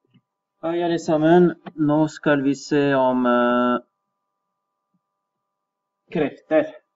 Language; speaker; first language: Norwegian; non-native, fluent; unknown